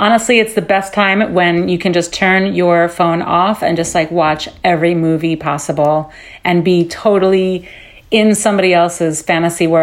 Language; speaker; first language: English; early bilingual, other home language; Dutch